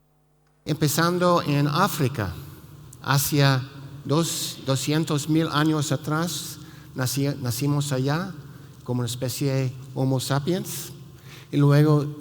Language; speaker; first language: Spanish; non-native, fluent; English